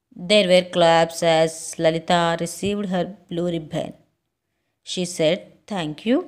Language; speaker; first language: English; non-native, local second language; Telugu